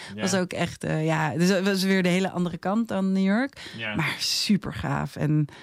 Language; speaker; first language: Dutch; native; Dutch